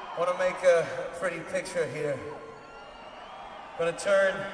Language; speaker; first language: English; native; English